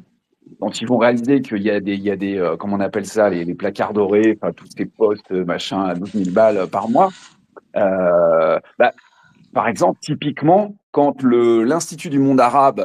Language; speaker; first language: French; native; French